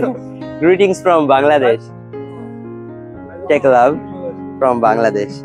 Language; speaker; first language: English; non-native, fluent; Bangla